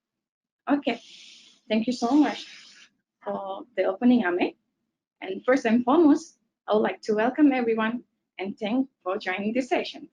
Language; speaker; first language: English; non-native, local second language; Malay